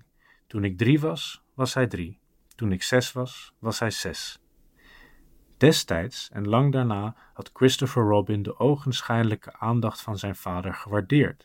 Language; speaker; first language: Dutch; native; Dutch